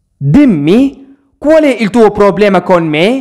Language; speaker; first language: Italian; non-native, fluent; Arabic